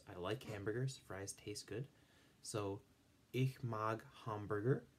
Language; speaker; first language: English; native; English